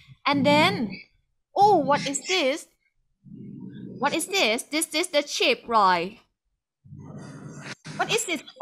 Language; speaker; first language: English; non-native, fluent; Thai